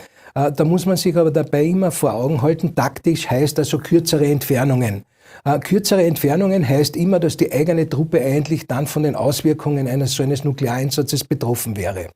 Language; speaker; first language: German; native; German